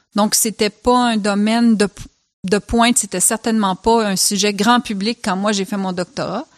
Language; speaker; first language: French; native; French